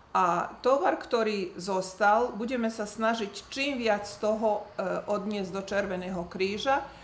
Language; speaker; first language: Slovak; native; Slovak